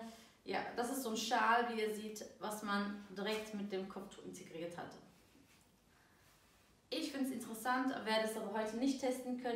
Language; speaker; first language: German; early bilingual, other home language; Turkish